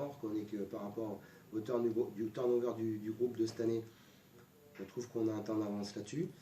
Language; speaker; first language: French; native; French